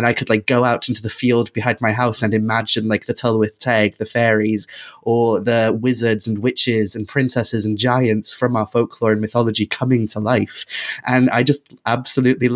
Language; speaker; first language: English; non-native, local second language; Welsh